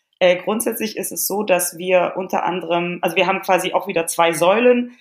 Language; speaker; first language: German; early bilingual, other home language; Polish